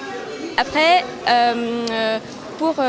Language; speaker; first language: French; non-native, fluent; Vietnamese